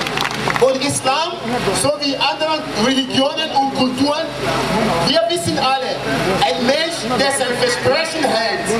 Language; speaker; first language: German; non-native, fluent; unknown